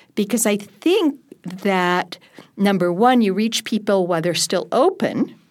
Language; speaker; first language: English; native; English